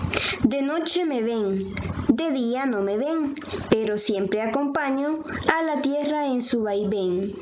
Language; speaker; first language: Spanish; native; Spanish